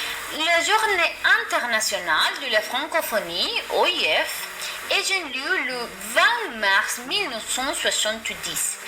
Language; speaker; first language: French; non-native, learner; Spanish